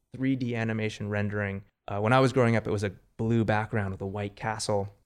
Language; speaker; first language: English; native; English